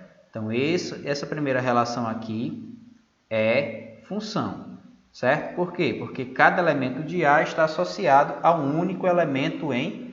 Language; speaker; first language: Portuguese; native; Portuguese